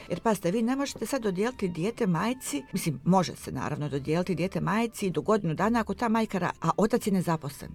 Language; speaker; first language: Croatian; native; Croatian